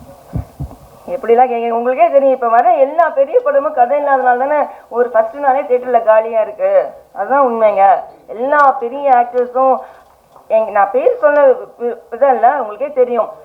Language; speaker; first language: Tamil; non-native, learner; English